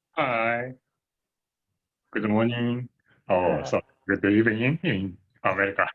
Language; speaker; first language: English; non-native, learner; Japanese